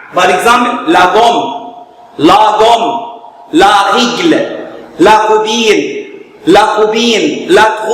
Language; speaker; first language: French; non-native, fluent; Arabic